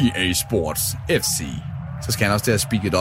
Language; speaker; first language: Danish; native; Danish